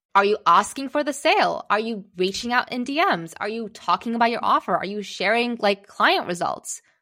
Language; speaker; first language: English; early bilingual, other home language; Czech